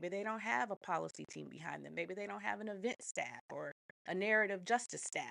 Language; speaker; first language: English; native; English